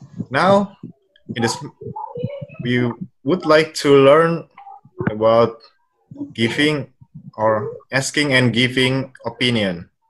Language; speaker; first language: English; non-native, fluent; Indonesian